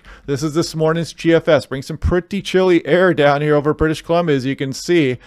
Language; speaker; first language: English; native; English